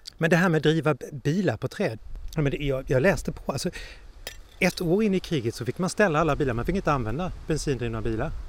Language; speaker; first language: Swedish; native; Swedish